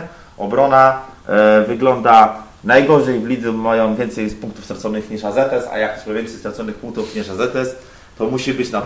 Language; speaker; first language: Polish; native; Polish